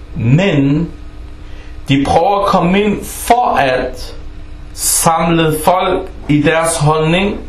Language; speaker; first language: Danish; non-native, fluent; Arabic